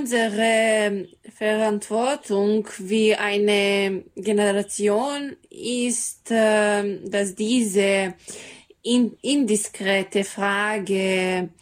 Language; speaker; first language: German; non-native, learner; Serbian